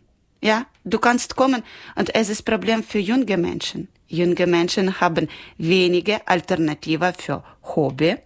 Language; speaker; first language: German; non-native, learner; Ukrainian